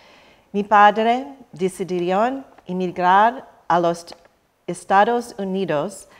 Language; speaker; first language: Spanish; non-native, learner; English